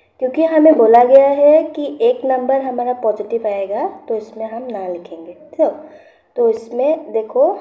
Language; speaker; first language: Hindi; non-native, local second language; Assamese